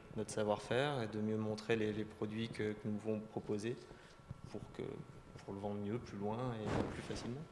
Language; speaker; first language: French; native; French